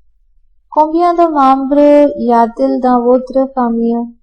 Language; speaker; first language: French; non-native, fluent; Hindi